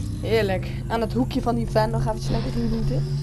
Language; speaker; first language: Dutch; native; Dutch